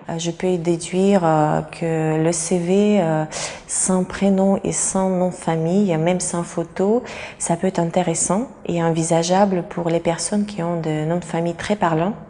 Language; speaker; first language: French; non-native, fluent; Russian